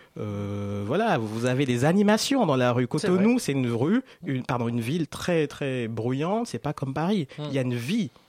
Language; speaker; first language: French; non-native, local second language; Fon